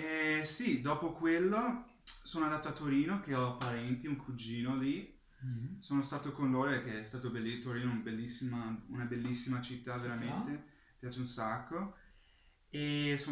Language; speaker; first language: Italian; early bilingual, heritage; English